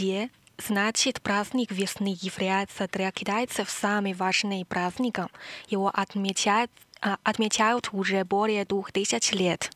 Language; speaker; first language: Russian; non-native, learner; Chinese